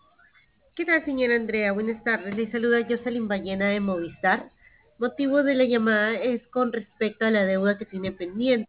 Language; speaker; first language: Spanish; native; Spanish